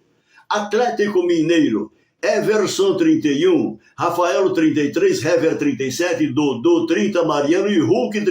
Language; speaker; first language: Portuguese; native; Portuguese